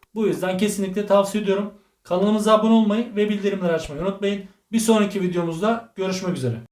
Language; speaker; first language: Turkish; native; Turkish